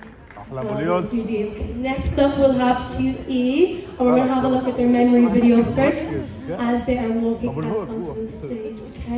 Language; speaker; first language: English; native; English